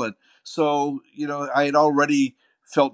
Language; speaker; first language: English; native; English